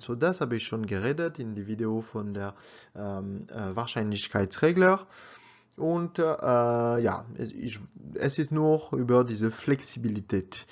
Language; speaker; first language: German; non-native, learner; French